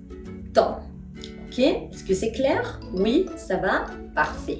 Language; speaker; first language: French; non-native, fluent; Spanish